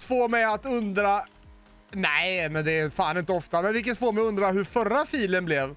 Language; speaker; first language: Swedish; native; Swedish